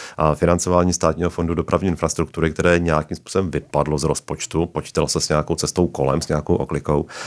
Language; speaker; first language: Czech; native; Czech